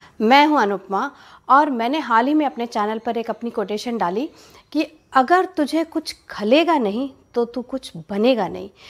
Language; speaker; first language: Hindi; native; Hindi